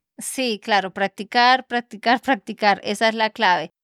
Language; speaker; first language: Spanish; native; Spanish